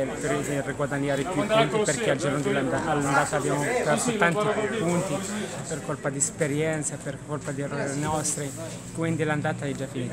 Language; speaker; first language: Italian; non-native, learner; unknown